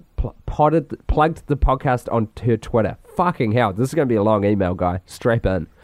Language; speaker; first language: English; native; English